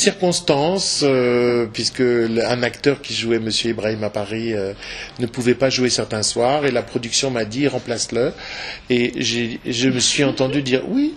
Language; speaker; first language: French; native; French